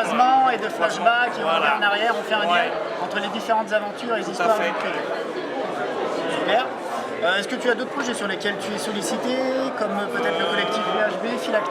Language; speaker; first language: French; native; French